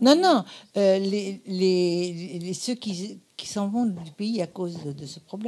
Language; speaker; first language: French; native; French